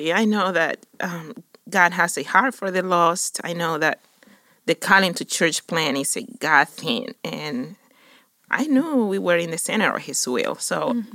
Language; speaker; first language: English; non-native, fluent; Spanish